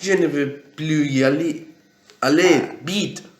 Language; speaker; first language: French; non-native, learner; Spanish